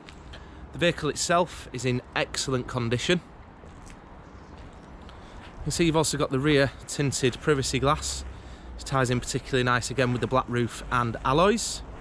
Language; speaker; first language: English; native; English